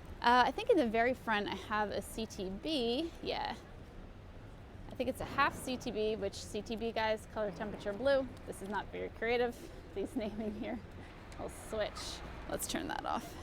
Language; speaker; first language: English; native; English